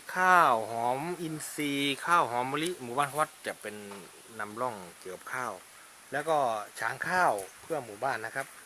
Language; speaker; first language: Thai; native; Thai